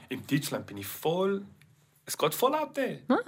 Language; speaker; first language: German; non-native, learner; English